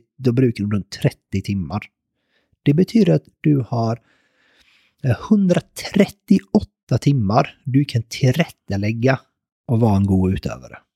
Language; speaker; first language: Swedish; early bilingual, other home language; Persian